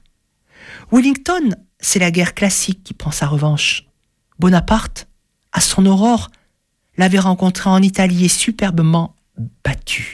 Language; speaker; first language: French; native; French